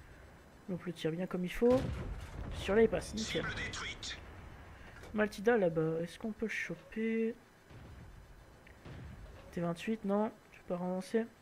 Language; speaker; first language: French; native; French